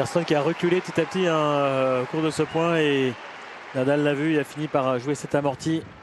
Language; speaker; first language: French; native; French